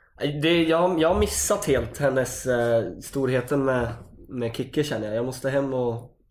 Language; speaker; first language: Swedish; native; Swedish